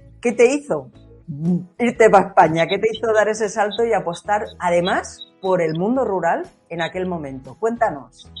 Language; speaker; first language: Spanish; native; Spanish